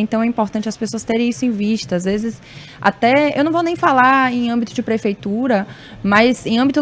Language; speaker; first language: Portuguese; native; Portuguese